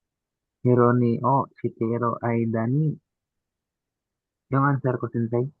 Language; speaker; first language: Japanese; non-native, learner; Filipino